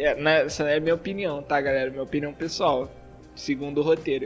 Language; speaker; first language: Portuguese; native; Portuguese